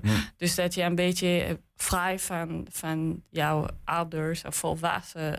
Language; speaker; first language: Dutch; non-native, learner; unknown